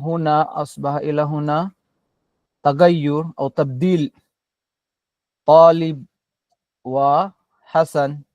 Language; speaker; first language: Arabic; non-native, fluent; Filipino